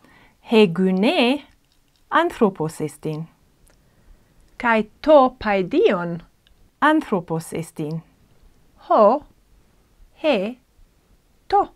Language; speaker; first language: Greek; non-native, fluent; English